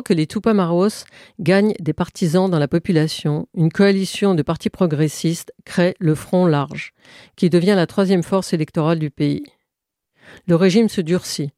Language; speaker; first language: French; native; French